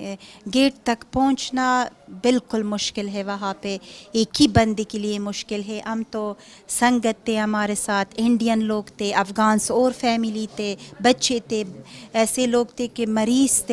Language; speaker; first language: Hindi; non-native, fluent; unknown